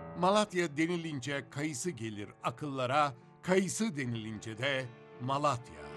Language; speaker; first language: Turkish; native; Turkish